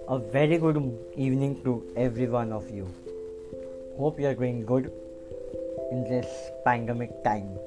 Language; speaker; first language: English; non-native, local second language; Bangla